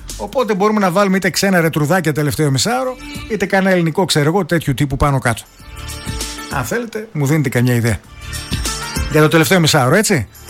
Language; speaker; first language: Greek; native; Greek